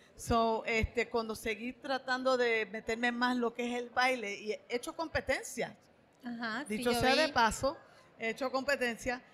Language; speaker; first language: Spanish; native; Spanish